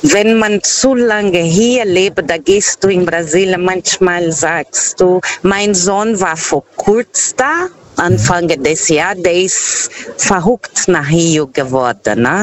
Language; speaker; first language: German; non-native, fluent; Portuguese